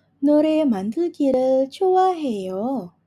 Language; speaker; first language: Korean; non-native, fluent; Indonesian